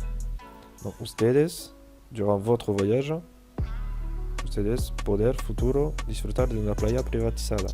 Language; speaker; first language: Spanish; non-native, fluent; French